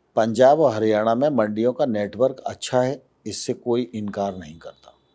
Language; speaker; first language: Hindi; native; Hindi